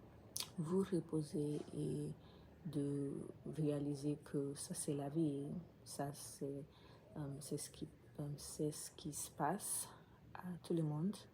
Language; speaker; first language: French; non-native, learner; English